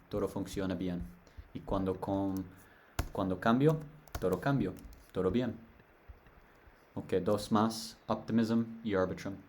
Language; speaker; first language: Spanish; non-native, learner; English